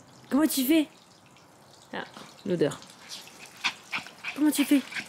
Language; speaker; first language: French; native; French